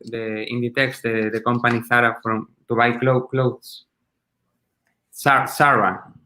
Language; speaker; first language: English; non-native, learner; Spanish